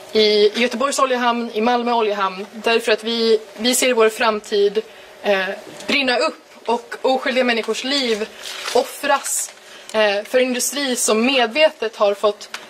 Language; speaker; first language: Swedish; native; Swedish